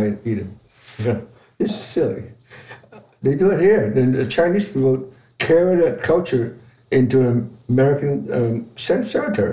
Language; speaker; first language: English; non-native, fluent; Chinese